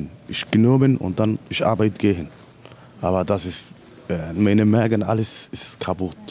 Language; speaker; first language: German; non-native, learner; Somali